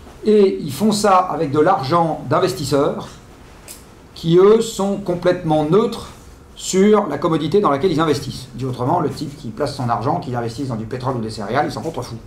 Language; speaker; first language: French; native; French